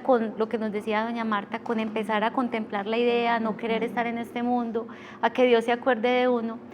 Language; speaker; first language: Spanish; native; Spanish